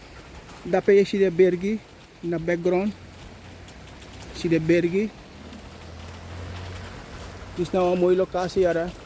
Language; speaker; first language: Dutch; non-native, local second language; Sranan Tongo